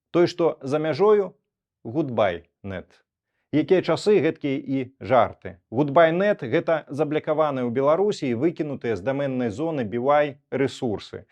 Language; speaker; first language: Belarusian; native; Belarusian